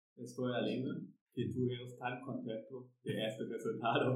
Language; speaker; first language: Spanish; non-native, learner; German